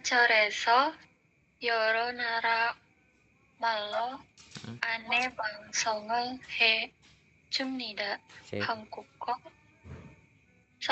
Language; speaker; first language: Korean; non-native, learner; Indonesian